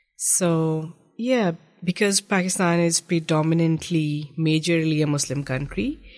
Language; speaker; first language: English; non-native, local second language; Urdu